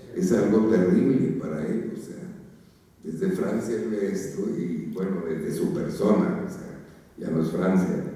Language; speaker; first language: Spanish; native; Spanish